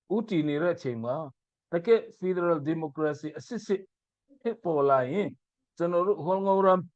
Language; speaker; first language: Burmese; non-native, local second language; Mizo